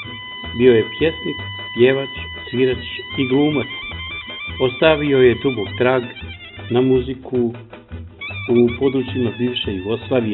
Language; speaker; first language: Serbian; non-native, local second language; Romany